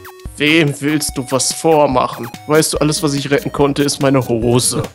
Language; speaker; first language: German; native; German